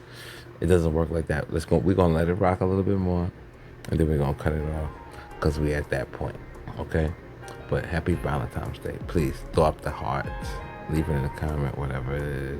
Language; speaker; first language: English; native; English